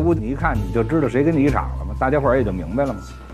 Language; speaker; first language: Chinese; native; Chinese